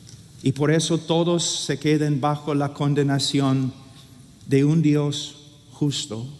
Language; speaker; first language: Spanish; non-native, fluent; English